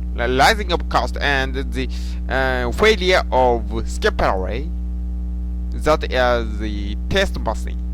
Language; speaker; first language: English; non-native, learner; Japanese